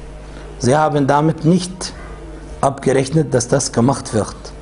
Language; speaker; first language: German; non-native, fluent; Arabic